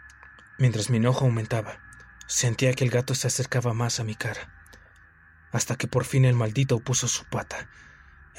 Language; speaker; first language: Spanish; native; Spanish